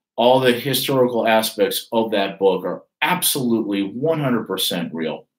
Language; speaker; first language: English; native; English